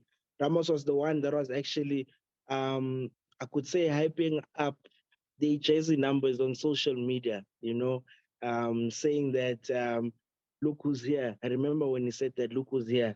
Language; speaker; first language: English; non-native, local second language; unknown